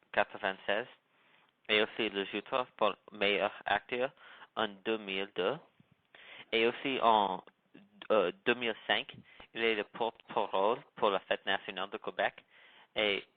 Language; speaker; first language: French; non-native, learner; English